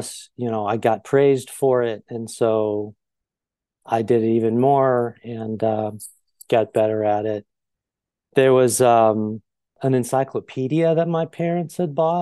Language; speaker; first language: English; native; English